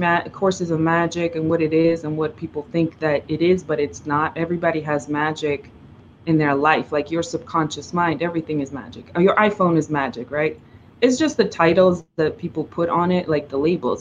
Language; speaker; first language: English; non-native, fluent; Russian